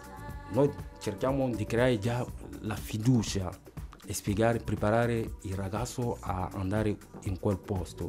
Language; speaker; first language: Italian; non-native, fluent; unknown